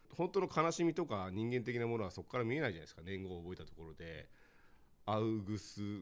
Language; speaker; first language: Japanese; native; Japanese